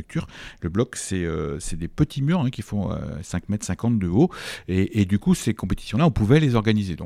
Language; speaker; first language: French; native; French